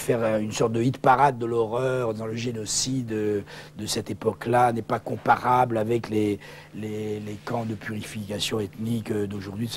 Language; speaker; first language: French; native; French